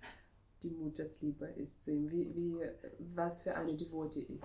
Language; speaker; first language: German; non-native, fluent; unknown